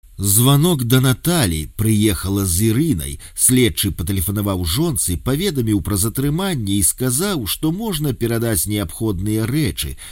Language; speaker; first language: Belarusian; native; Belarusian